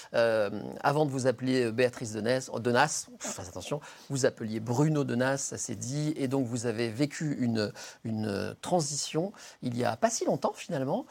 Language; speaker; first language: French; native; French